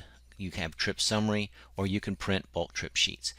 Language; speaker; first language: English; native; English